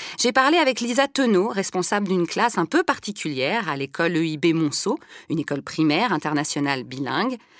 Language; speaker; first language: French; native; French